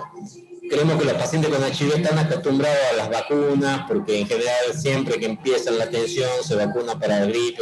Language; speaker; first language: Spanish; native; Spanish